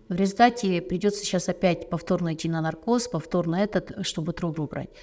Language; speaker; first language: Russian; native; Russian